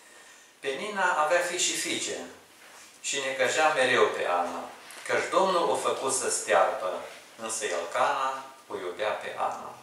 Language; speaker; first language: Romanian; native; Romanian